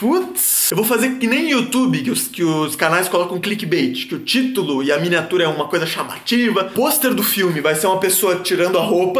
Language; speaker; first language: Portuguese; native; Portuguese